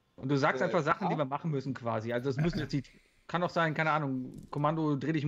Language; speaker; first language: German; native; German